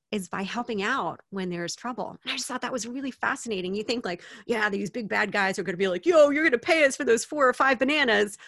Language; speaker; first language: English; native; English